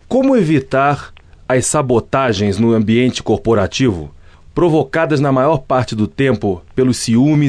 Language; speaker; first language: Portuguese; native; Portuguese